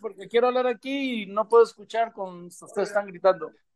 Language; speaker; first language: Spanish; early bilingual, heritage; Spanish